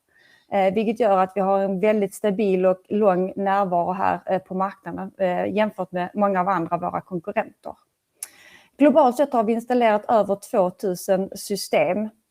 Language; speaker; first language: Swedish; native; Swedish